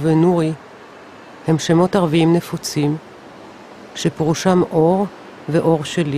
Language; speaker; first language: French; non-native, fluent; Hebrew